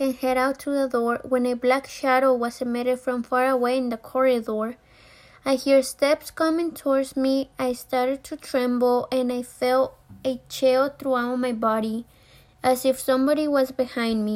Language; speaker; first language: English; early bilingual, other home language; Spanish